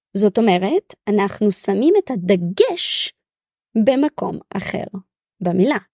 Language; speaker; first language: Hebrew; early bilingual, other home language; Russian